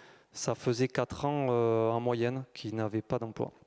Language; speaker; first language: French; native; French